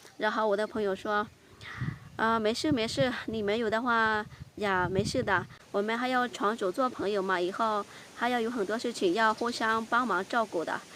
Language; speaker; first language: Chinese; non-native, fluent; Lao